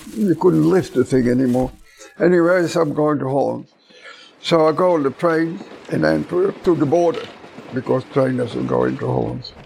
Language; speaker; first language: English; non-native, fluent; Dutch